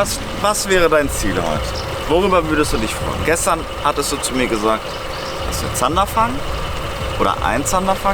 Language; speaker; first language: German; native; German